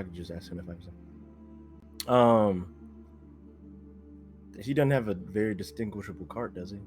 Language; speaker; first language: English; native; English